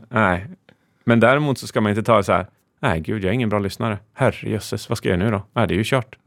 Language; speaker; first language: Swedish; native; Swedish